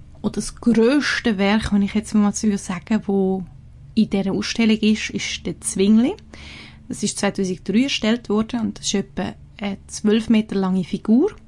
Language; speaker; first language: German; native; German